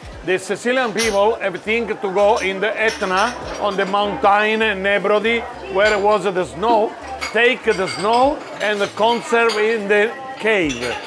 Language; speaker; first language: English; non-native, learner; Italian